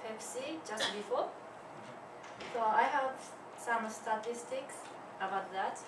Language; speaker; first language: English; non-native, learner; Japanese